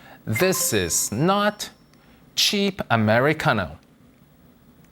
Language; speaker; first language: English; non-native, fluent; Korean